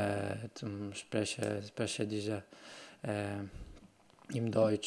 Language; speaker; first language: German; non-native, learner; Polish